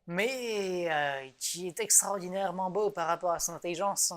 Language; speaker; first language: French; native; French